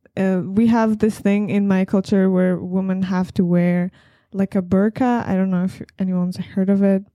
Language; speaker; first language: English; non-native, fluent; Persian